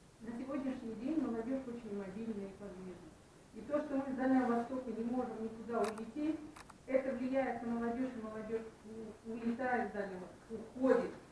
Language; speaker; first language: Russian; native; Russian